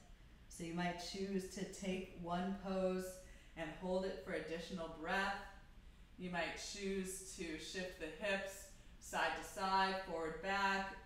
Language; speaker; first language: English; native; English